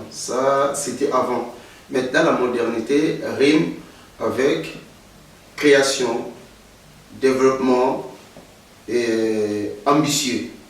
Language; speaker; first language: French; non-native, local second language; Lingala